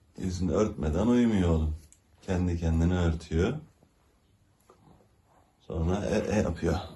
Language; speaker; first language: Turkish; native; Turkish